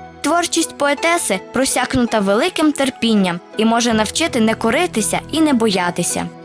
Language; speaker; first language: Ukrainian; native; Ukrainian